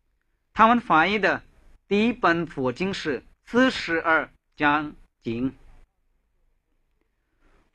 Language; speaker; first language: Chinese; non-native, fluent; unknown